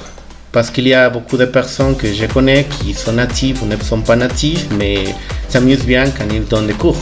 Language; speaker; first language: French; non-native, fluent; Spanish